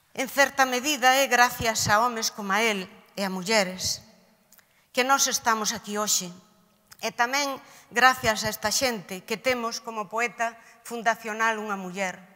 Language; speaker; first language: Galician; native; Galician